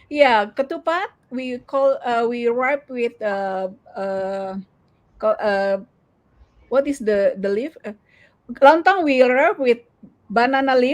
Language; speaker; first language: English; non-native, learner; Indonesian